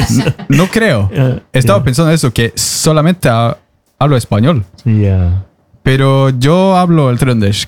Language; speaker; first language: Spanish; non-native, fluent; Norwegian